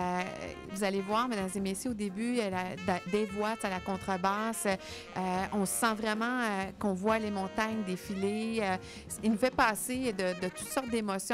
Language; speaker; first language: French; native; French